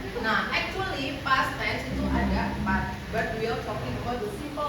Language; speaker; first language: English; non-native, fluent; Indonesian